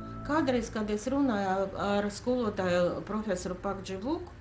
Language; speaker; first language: Latvian; non-native, local second language; Russian